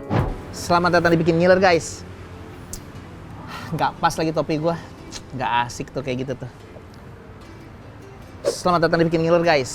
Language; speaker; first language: Indonesian; native; Indonesian